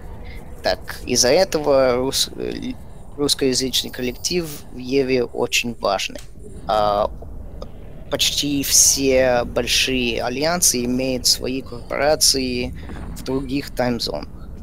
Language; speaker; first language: Russian; early bilingual, heritage; Russian